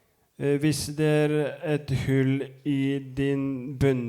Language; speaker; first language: Norwegian; non-native, fluent; Lithuanian